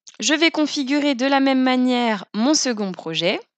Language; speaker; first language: French; native; French